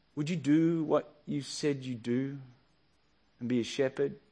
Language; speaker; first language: English; native; English